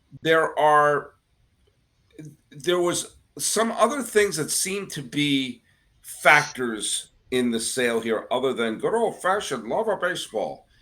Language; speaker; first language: English; native; English